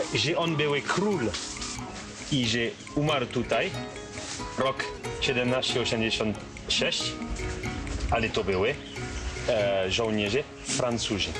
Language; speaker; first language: Polish; non-native, learner; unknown